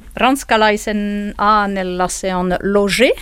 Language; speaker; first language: Finnish; non-native, learner; French